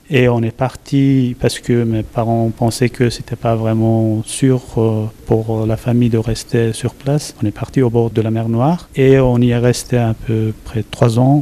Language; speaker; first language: French; non-native, fluent; Kurdish